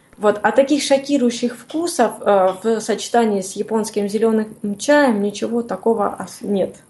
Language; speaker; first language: Russian; native; Russian